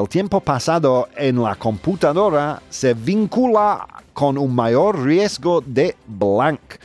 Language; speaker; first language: Spanish; non-native, fluent; English